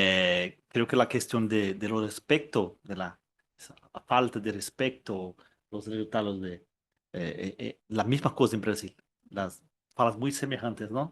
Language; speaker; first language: Spanish; non-native, learner; Portuguese